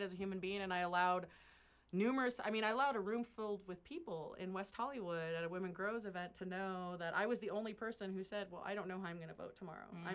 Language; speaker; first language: English; native; English